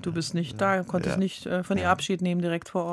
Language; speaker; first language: German; native; German